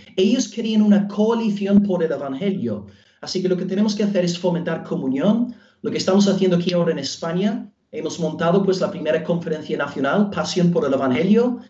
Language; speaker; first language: Spanish; non-native, fluent; English